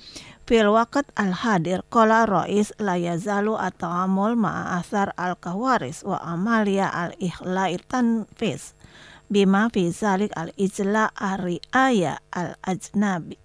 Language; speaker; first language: Arabic; non-native, learner; Indonesian